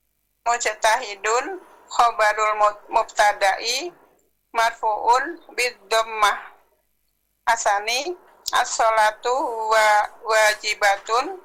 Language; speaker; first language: Arabic; non-native, learner; Indonesian